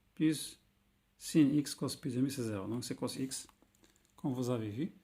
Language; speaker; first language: French; non-native, local second language; Arabic